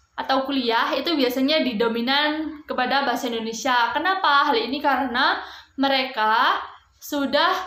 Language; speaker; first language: Indonesian; non-native, local second language; Javanese